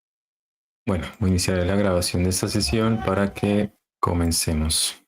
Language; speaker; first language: Spanish; native; Spanish